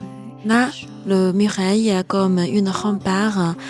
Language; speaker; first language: French; non-native, fluent; Chinese